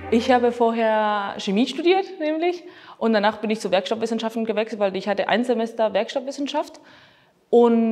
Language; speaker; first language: German; non-native, fluent; Spanish